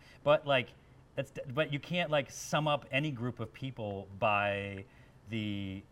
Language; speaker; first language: English; native; English